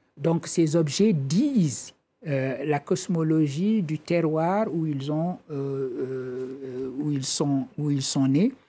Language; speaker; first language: French; non-native, local second language; Wolof